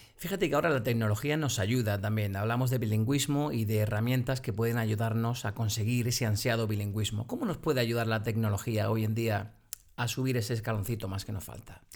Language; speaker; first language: Spanish; native; Spanish